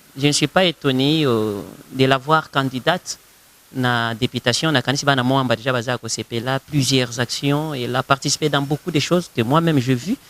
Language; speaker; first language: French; non-native, local second language; Lingala